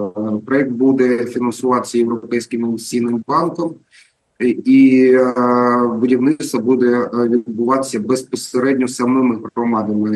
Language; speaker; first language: Ukrainian; native; Ukrainian